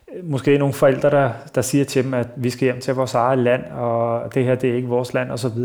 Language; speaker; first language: Danish; early bilingual, other home language; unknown